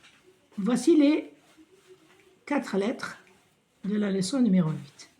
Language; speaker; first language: French; non-native, local second language; Arabic